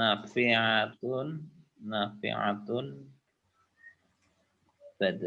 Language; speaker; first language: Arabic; non-native, fluent; Indonesian